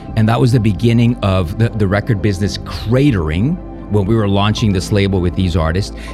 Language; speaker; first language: English; non-native, fluent; Spanish